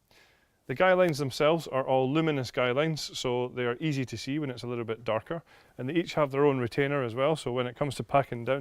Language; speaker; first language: English; native; English